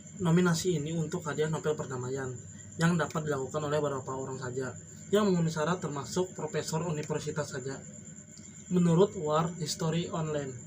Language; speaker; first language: Indonesian; non-native, local second language; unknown